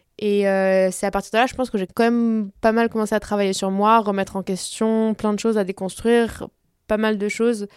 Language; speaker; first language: French; early bilingual, other home language; Spanish